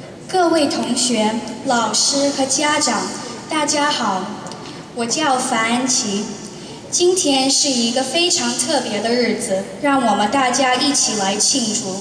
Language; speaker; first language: Chinese; early bilingual, heritage; Chinese